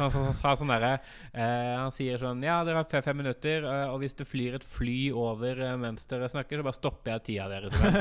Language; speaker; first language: Norwegian; native; Norwegian